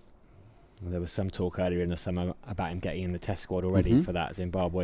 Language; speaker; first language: English; native; English